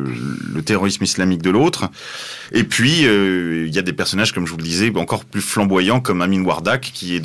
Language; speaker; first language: French; native; French